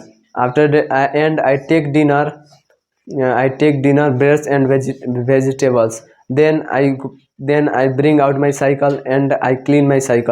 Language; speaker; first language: English; non-native, learner; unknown